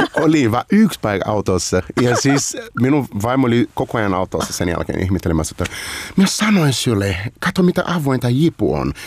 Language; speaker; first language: Finnish; non-native, fluent; Portuguese